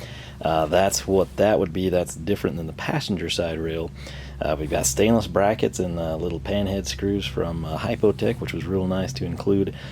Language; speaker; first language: English; native; English